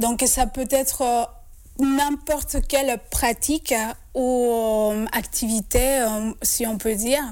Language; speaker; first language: French; non-native, fluent; Spanish